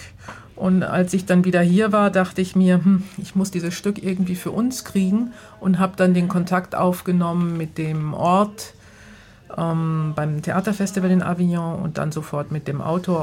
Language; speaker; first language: German; native; German